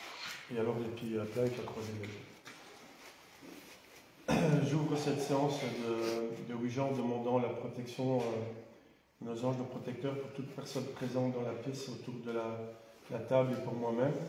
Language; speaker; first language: French; native; French